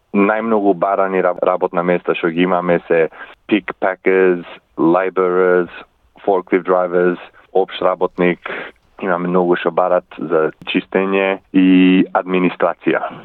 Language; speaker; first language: Macedonian; early bilingual, heritage; Macedonian